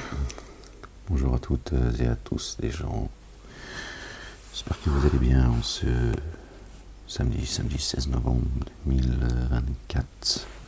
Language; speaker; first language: French; native; French